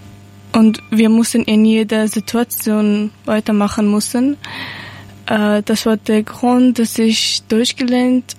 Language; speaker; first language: German; non-native, learner; Persian